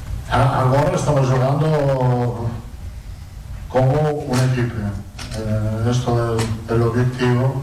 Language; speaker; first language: Portuguese; non-native, fluent; Italian